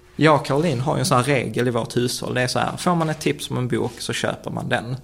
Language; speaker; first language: Swedish; early bilingual, other home language; Czech